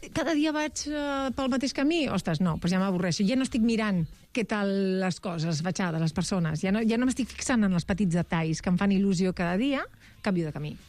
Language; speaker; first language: Catalan; non-native, local second language; Spanish